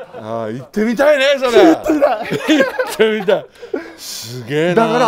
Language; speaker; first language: Japanese; native; Japanese